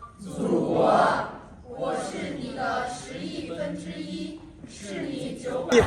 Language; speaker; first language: Chinese; non-native, learner; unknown